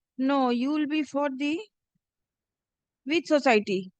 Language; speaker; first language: English; non-native, local second language; Bangla